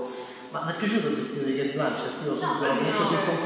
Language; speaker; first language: Italian; native; Italian